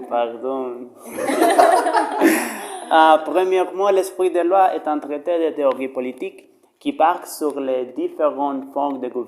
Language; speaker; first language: French; non-native, learner; Spanish